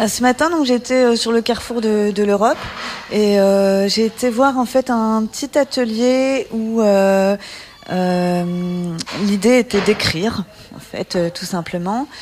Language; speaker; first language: French; native; French